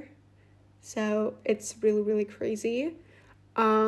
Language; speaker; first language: English; non-native, fluent; Russian